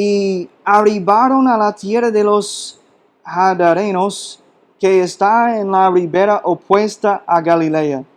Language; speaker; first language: Spanish; non-native, fluent; English